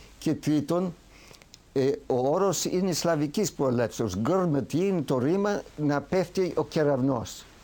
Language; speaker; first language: Greek; early bilingual, heritage; Greek